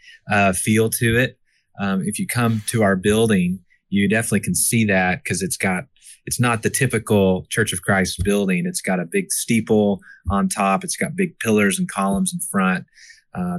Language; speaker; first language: English; native; English